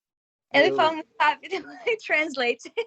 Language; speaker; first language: Portuguese; non-native, learner; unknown